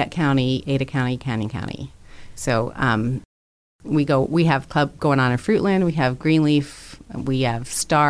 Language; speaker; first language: English; native; English